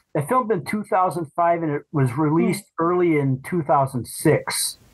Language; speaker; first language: English; native; English